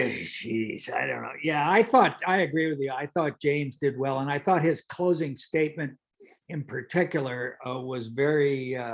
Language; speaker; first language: English; native; English